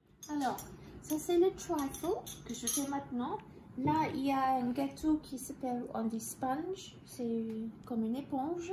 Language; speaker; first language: French; non-native, learner; English